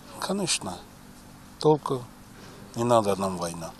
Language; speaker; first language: Russian; non-native, learner; Armenian